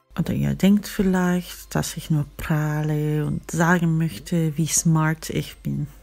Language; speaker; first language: German; non-native, fluent; Korean